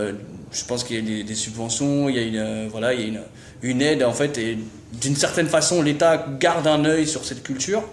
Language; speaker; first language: French; native; French